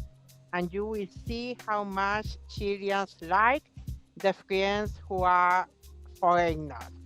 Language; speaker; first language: English; non-native, fluent; Spanish